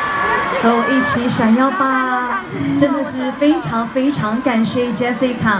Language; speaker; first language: Chinese; native; Chinese